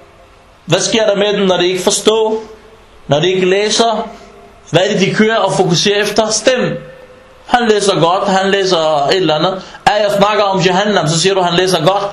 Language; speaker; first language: Danish; early bilingual, other home language; Arabic